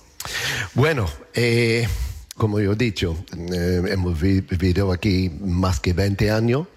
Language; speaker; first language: Spanish; non-native, learner; English